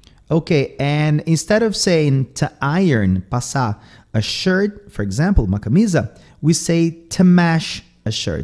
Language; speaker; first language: English; non-native, fluent; Portuguese